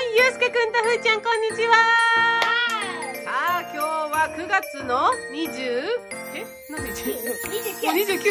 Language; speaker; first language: Japanese; native; Japanese